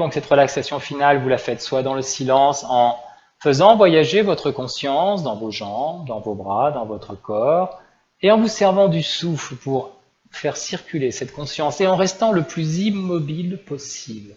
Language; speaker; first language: French; native; French